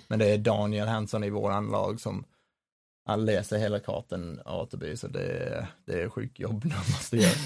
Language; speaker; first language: Swedish; non-native, learner; English